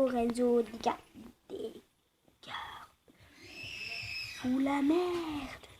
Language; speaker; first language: French; native; French